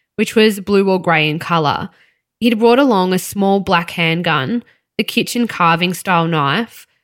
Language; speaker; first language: English; native; English